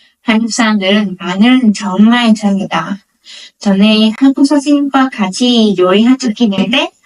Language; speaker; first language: Korean; non-native, learner; Vietnamese